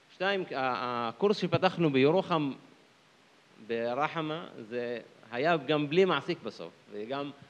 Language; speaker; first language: Hebrew; non-native, local second language; Arabic